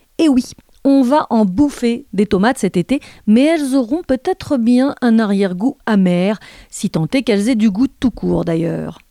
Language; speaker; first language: French; native; French